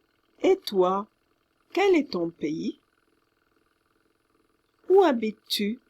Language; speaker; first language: French; non-native, fluent; English